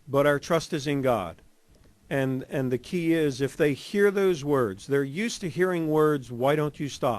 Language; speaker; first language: English; native; English